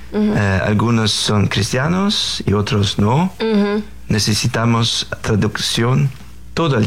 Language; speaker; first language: Spanish; non-native, fluent; Faroese